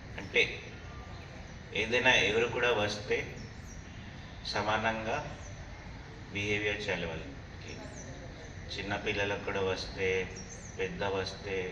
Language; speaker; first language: Telugu; non-native, local second language; Hindi